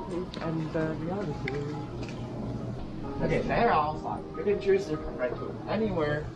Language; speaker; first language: English; non-native, learner; Chinese